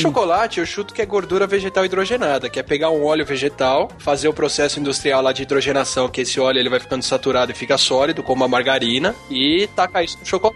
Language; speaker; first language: Portuguese; native; Portuguese